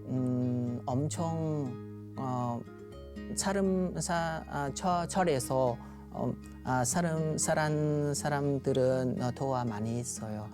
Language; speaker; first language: Korean; non-native, learner; Vietnamese